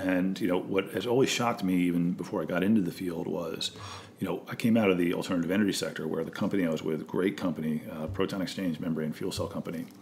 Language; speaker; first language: English; native; English